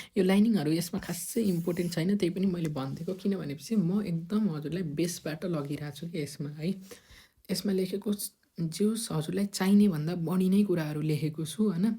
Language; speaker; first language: Nepali; native; Nepali